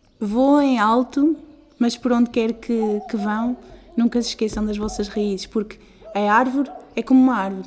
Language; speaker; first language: Portuguese; native; Portuguese